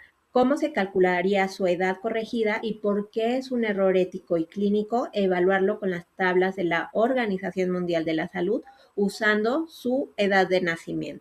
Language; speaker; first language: Spanish; native; Spanish